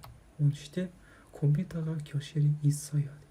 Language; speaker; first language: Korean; non-native, fluent; Kazakh